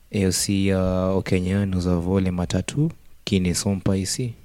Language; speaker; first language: French; non-native, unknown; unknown